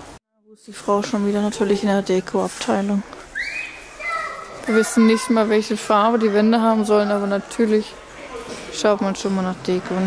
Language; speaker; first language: German; native; German